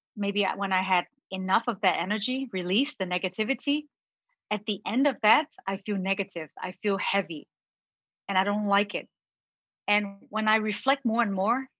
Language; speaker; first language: English; early bilingual, other home language; Cantonese